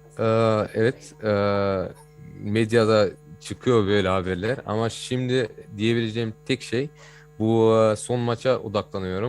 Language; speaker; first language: Turkish; early bilingual, heritage; Turkish